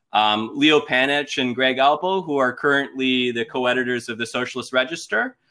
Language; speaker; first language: English; native; English